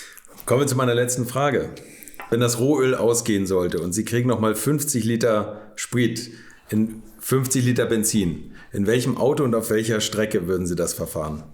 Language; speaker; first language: German; native; German